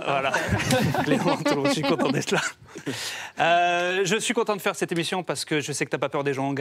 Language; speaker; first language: French; native; French